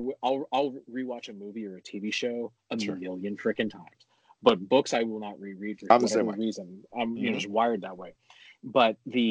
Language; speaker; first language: English; native; English